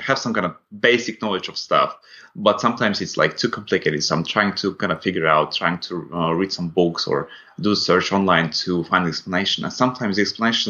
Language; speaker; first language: English; non-native, fluent; Russian